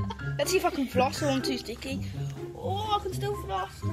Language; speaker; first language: English; native; English